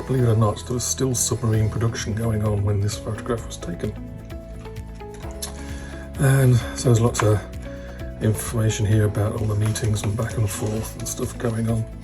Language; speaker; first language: English; native; English